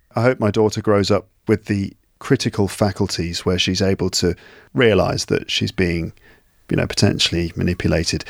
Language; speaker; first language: English; native; English